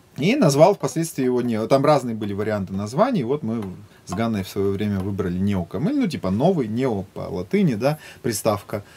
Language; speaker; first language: Russian; native; Russian